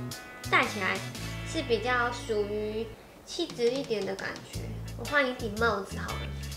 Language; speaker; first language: Chinese; native; Chinese